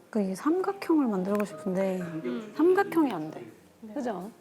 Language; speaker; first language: Korean; non-native, fluent; Italian